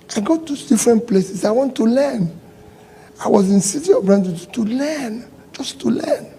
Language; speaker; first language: English; non-native, local second language; Igbo